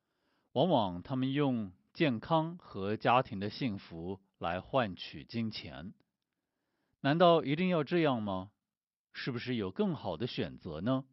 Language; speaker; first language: Chinese; native; Chinese